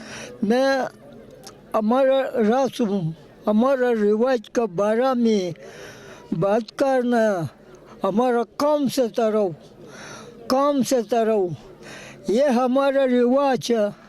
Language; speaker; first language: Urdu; non-native, local second language; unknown